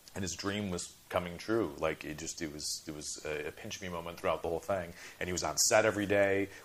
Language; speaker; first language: English; native; English